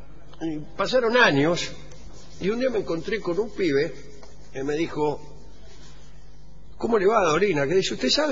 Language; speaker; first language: Spanish; native; Spanish